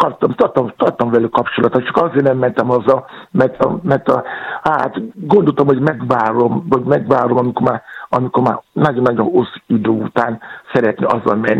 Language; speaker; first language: Hungarian; non-native, learner; Yoruba